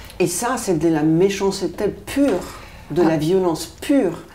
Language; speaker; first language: French; non-native, fluent; Russian